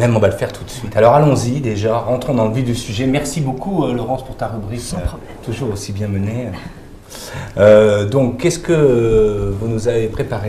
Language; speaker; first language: French; native; French